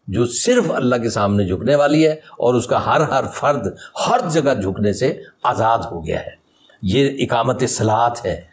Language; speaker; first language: Urdu; native; Urdu